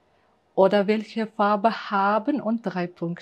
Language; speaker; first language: German; non-native, fluent; Uzbek